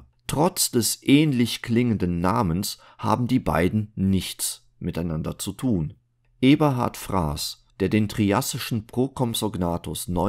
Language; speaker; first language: German; native; German